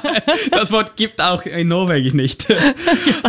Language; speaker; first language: German; non-native, learner; Norwegian